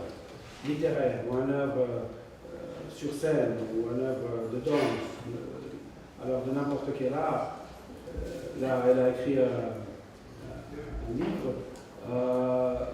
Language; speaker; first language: French; non-native, fluent; Serbian